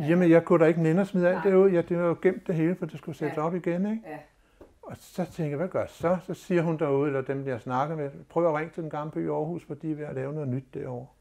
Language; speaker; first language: Danish; native; Danish